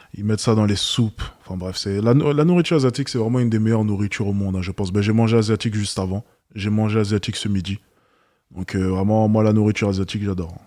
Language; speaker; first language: French; native; French